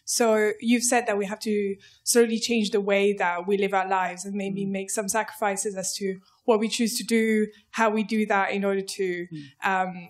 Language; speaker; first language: English; native; English